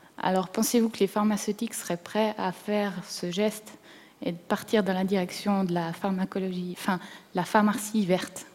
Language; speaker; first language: French; native; French